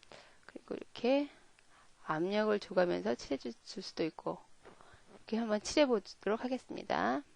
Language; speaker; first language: Korean; native; Korean